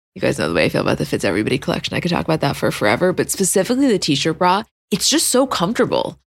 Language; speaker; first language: English; native; English